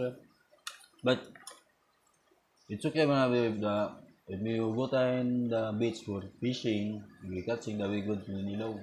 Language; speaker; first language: English; non-native, learner; Cebuano